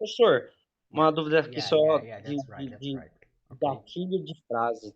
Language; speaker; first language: Portuguese; native; Portuguese